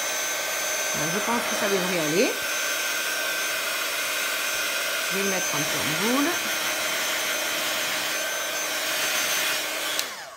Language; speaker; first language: French; native; French